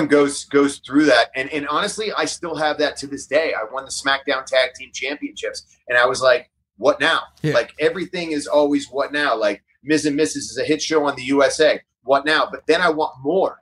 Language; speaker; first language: English; native; English